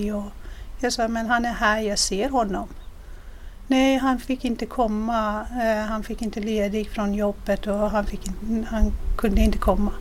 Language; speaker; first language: Swedish; non-native, fluent; Persian